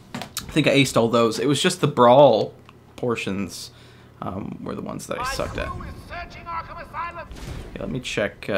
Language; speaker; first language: English; native; English